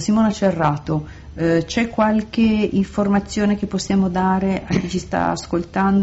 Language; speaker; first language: Italian; native; Italian